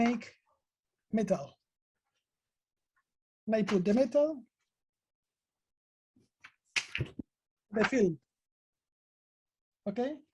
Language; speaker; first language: English; non-native, learner; Spanish